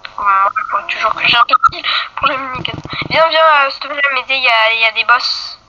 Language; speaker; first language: French; native; French